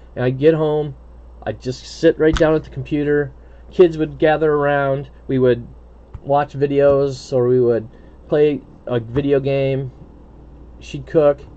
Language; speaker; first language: English; native; English